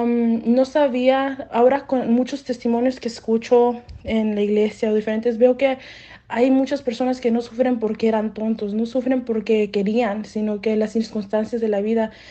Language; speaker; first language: Spanish; native; Spanish